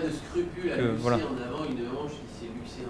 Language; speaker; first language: French; native; French